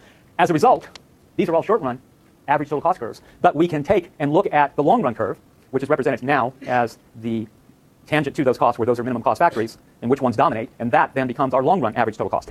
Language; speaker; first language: English; native; English